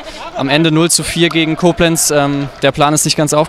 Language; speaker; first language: German; native; German